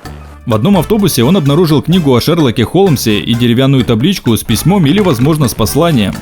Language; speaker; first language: Russian; native; Russian